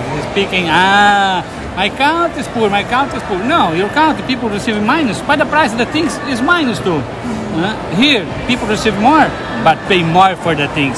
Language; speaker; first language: English; non-native, learner; Portuguese